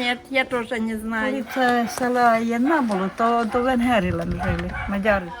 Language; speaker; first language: Ukrainian; non-native, local second language; Hungarian